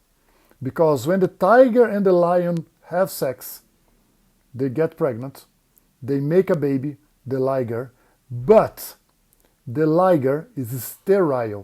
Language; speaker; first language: English; non-native, fluent; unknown